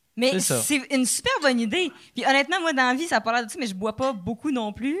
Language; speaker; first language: French; native; French